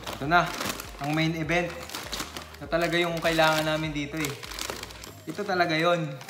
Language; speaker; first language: Filipino; native; Filipino